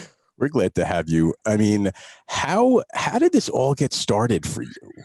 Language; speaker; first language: English; native; English